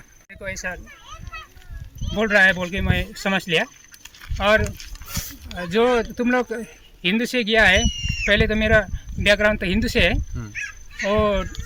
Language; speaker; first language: Hindi; non-native, local second language; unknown